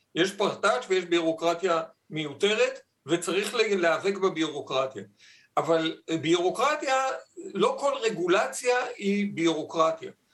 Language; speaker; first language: Hebrew; native; Hebrew